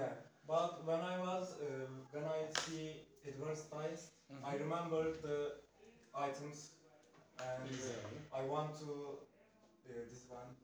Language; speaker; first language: English; non-native, learner; Turkish